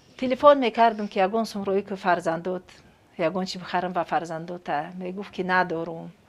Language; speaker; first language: Tajik; non-native, fluent; Romanian